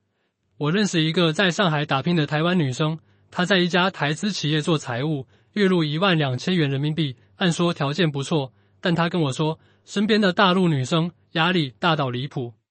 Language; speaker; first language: Chinese; native; Chinese